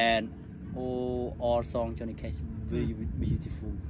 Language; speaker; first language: English; non-native, learner; Khmer